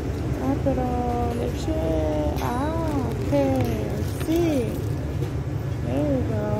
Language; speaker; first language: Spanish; non-native, learner; English